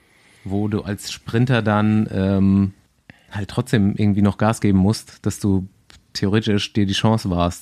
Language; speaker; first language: German; native; German